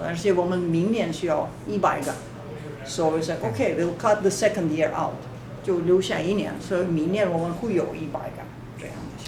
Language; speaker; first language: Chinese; non-native, fluent; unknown